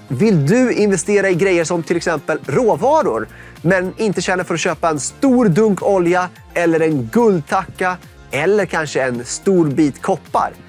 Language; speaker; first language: Swedish; native; Swedish